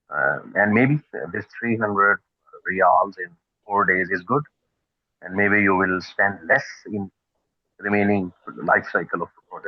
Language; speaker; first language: English; non-native, local second language; Urdu